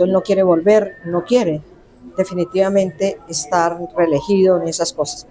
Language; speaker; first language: Spanish; native; Spanish